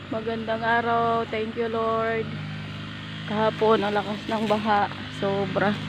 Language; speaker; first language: Filipino; non-native, local second language; Cebuano